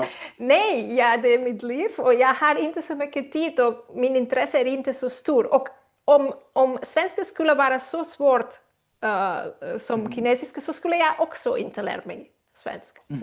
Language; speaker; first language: Swedish; non-native, learner; Spanish